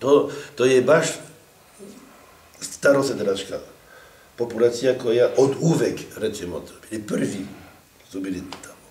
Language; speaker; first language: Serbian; non-native, fluent; French